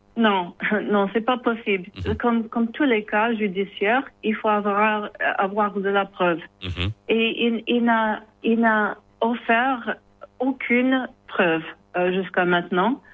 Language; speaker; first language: French; non-native, learner; English